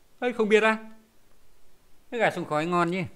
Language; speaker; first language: Vietnamese; native; Vietnamese